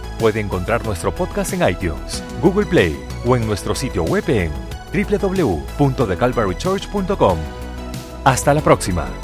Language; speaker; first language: Spanish; non-native, fluent; English